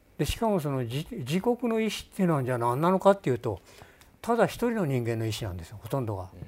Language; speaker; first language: Japanese; native; Japanese